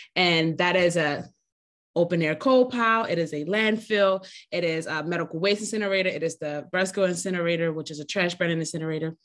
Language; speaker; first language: English; native; English